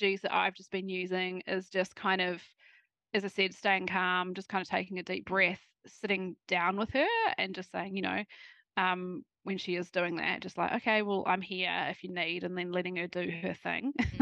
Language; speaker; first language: English; native; English